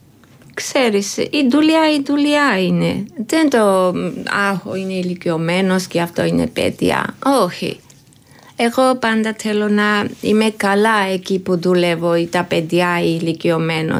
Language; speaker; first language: Greek; non-native, fluent; Georgian